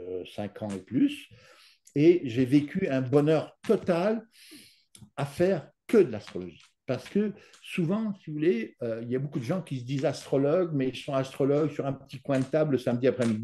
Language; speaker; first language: French; native; French